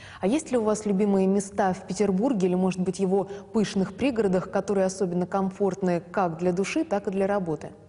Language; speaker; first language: Russian; native; Russian